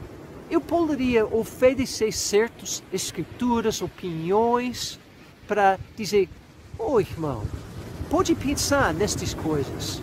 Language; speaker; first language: Portuguese; non-native, fluent; English